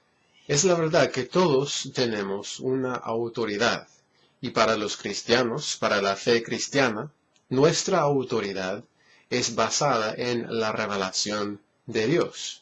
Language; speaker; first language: Spanish; non-native, fluent; English